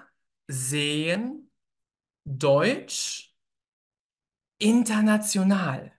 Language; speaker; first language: German; native; German